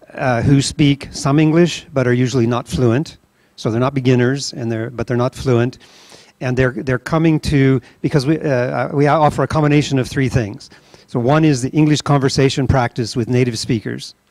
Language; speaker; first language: English; native; English